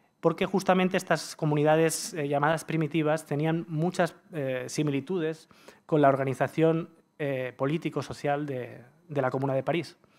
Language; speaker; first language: Spanish; native; Spanish